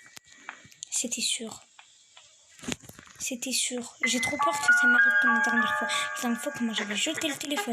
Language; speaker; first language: French; native; French